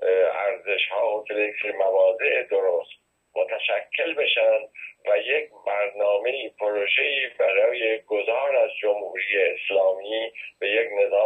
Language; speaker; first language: Persian; native; Persian